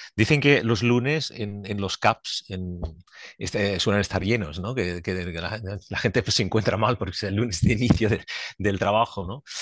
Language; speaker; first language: Spanish; non-native, fluent; Swiss German